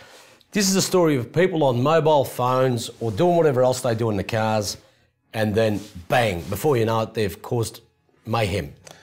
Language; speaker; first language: English; native; English